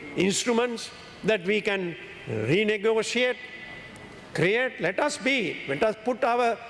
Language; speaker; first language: English; non-native, local second language; Sinhala